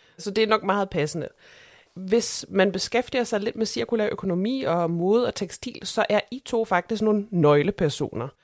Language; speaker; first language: Danish; native; Danish